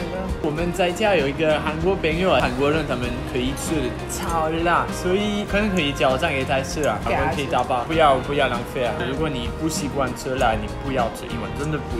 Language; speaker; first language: Chinese; non-native, learner; French